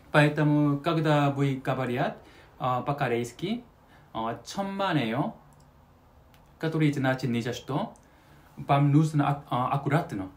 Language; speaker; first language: Russian; non-native, learner; Korean